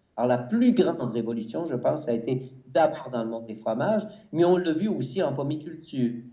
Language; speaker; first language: French; native; French